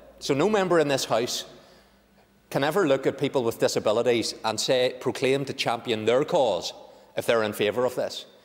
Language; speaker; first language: English; native; English